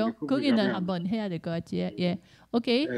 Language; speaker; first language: Korean; native; Korean